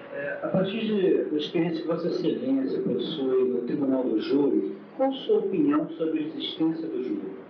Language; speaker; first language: Portuguese; native; Portuguese